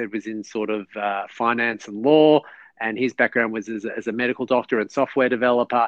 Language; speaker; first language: English; native; English